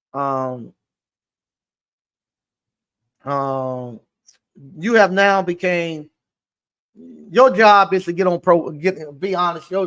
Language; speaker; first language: English; native; English